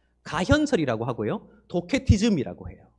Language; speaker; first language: Korean; native; Korean